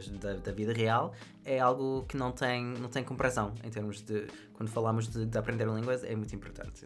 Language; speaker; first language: Portuguese; non-native, fluent; English